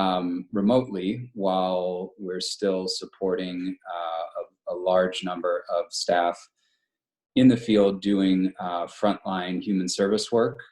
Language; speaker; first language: English; native; English